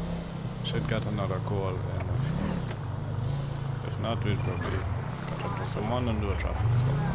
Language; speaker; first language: English; native; English